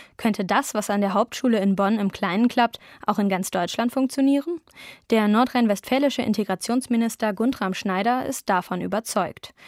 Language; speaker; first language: German; native; German